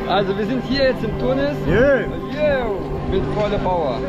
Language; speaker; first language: German; non-native, fluent; Russian